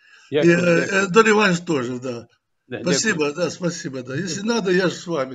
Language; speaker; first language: Russian; non-native, local second language; Ukrainian